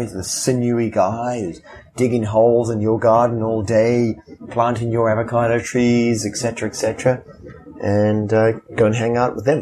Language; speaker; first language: English; native; English